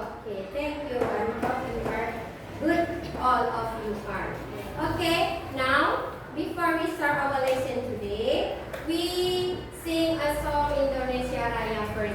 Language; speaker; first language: English; non-native, learner; Indonesian